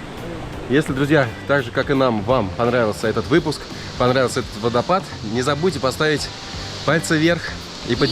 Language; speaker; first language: Russian; native; Russian